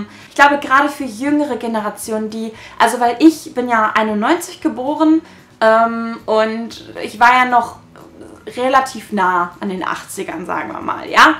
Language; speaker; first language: German; native; German